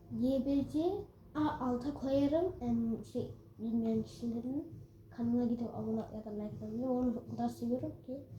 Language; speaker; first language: Turkish; early bilingual, heritage; Turkish